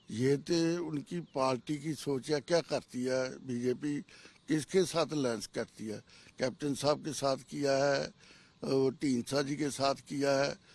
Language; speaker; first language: Hindi; non-native, local second language; Punjabi